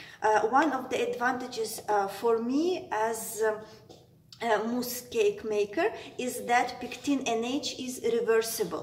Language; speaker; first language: English; non-native, fluent; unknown